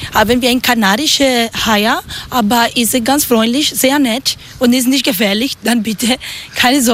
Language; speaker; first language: German; non-native, learner; Spanish